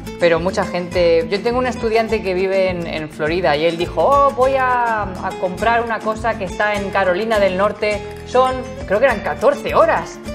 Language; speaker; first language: Spanish; native; Spanish